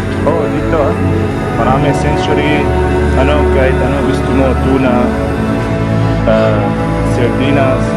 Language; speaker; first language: Filipino; non-native, learner; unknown